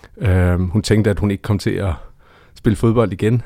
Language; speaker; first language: Danish; native; Danish